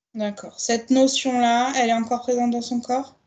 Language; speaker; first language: French; native; French